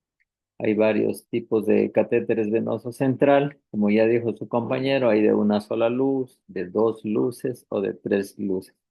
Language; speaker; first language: Spanish; native; Spanish